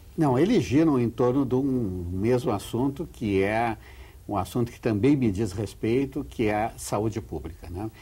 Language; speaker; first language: Portuguese; native; Portuguese